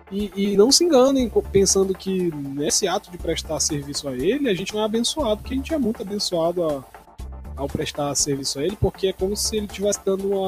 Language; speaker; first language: Portuguese; native; Portuguese